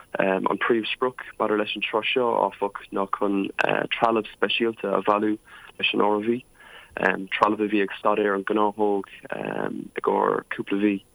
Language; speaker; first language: Irish; non-native, local second language; English